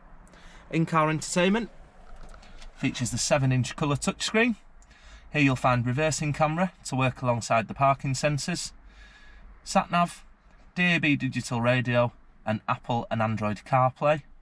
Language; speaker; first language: English; native; English